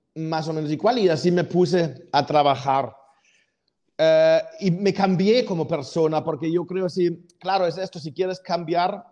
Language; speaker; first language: Spanish; non-native, fluent; German